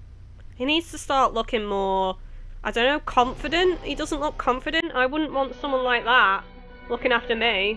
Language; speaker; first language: English; native; English